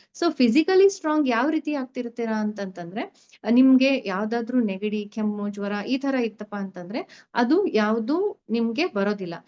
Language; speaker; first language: Kannada; native; Kannada